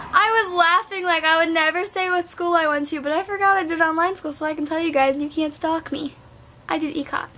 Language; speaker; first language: English; native; English